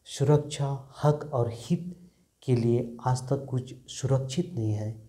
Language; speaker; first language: Hindi; non-native, local second language; Nepali